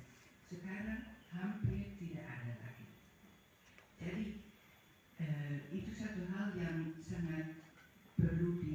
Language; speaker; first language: Indonesian; non-native, fluent; Dutch